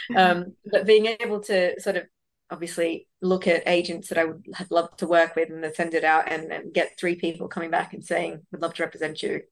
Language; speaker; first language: English; native; English